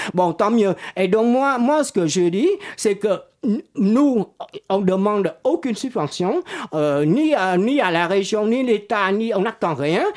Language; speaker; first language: French; non-native, fluent; Vietnamese